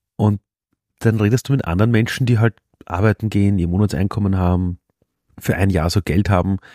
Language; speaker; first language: German; native; German